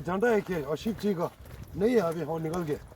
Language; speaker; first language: Hindi; non-native, local second language; Tibetan